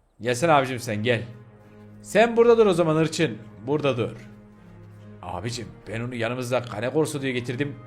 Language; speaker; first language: Turkish; native; Turkish